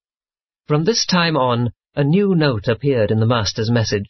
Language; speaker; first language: English; native; English